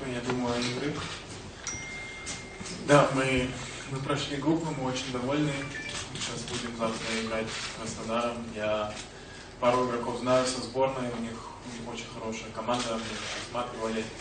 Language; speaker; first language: Russian; early bilingual, heritage; Russian